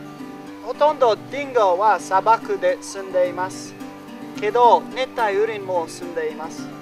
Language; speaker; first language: Japanese; non-native, learner; English